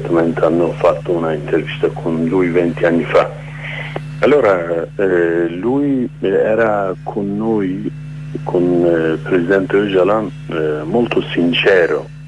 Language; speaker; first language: Italian; non-native, fluent; Kurdish